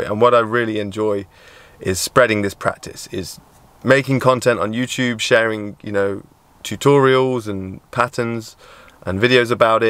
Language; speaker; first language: English; native; English